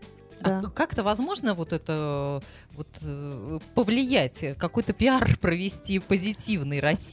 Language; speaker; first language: Russian; native; Russian